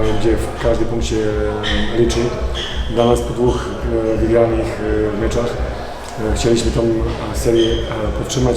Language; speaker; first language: Polish; non-native, fluent; Serbian